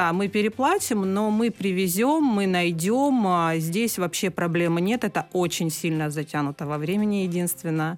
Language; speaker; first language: Russian; native; Russian